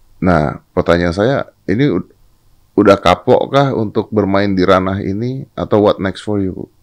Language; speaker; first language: Indonesian; native; Indonesian